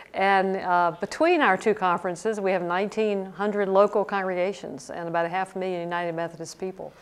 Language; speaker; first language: English; native; English